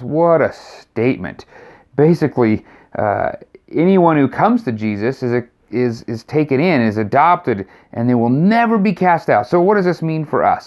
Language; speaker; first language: English; native; English